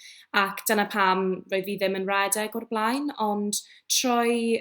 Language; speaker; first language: Welsh; non-native, local second language; English